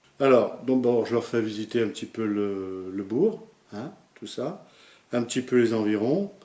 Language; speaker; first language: French; native; French